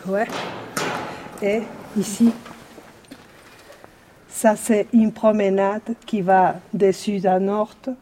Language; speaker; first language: French; non-native, fluent; Spanish